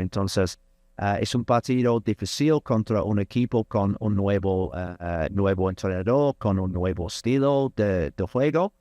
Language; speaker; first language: Spanish; non-native, learner; English